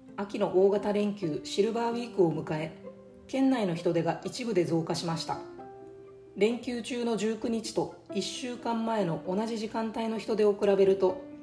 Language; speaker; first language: Japanese; native; Japanese